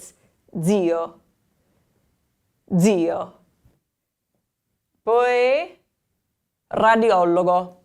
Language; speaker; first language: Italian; non-native, fluent; English